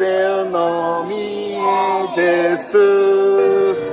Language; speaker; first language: Portuguese; non-native, fluent; Korean